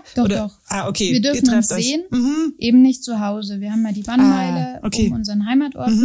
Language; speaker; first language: German; native; German